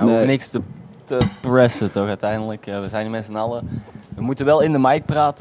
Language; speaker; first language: Dutch; native; Dutch